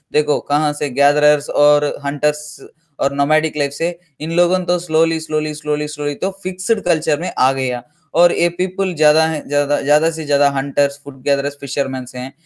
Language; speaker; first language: Hindi; non-native, local second language; Telugu